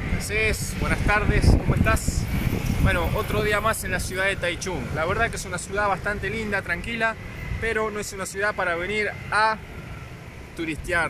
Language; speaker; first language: Spanish; native; Spanish